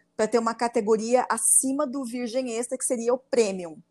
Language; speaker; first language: Portuguese; native; Portuguese